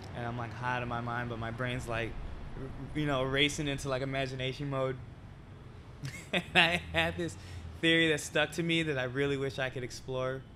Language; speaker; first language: English; native; English